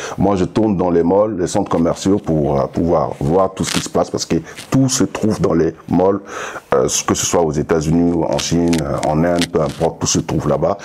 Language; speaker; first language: French; non-native, local second language; Sango